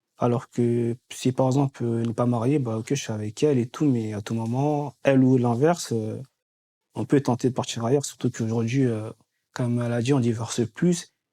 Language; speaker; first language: French; native; French